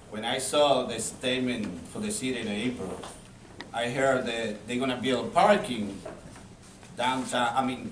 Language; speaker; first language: English; non-native, learner; Spanish